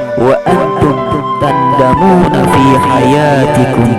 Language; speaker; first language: Arabic; non-native, learner; Indonesian